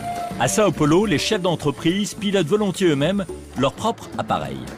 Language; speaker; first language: French; native; French